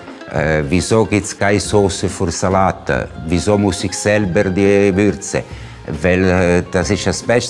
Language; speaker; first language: German; non-native, fluent; Italian